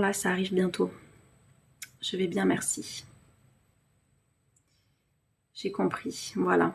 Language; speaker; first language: French; native; French